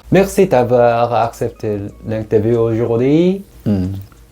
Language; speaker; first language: French; non-native, learner; Korean